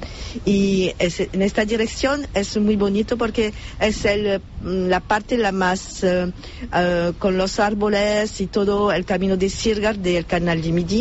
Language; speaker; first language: Spanish; non-native, fluent; French